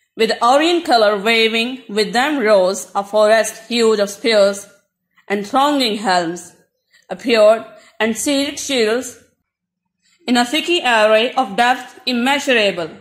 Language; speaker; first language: English; non-native, local second language; Urdu